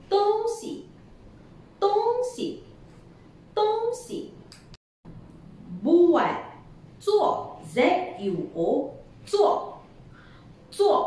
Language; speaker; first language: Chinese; non-native, local second language; Malay